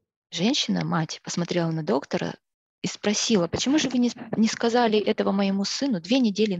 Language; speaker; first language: Russian; native; Russian